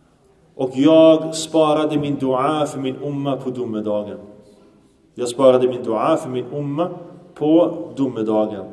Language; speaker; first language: Swedish; early bilingual, other home language; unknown